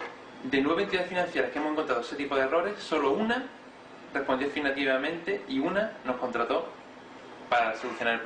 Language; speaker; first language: Spanish; native; Spanish